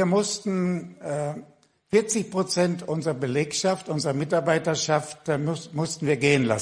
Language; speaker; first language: German; native; German